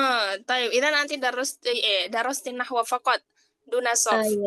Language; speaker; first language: Arabic; non-native, fluent; Indonesian